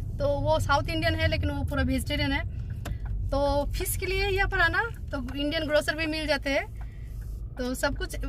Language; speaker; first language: Hindi; non-native, local second language; Bangla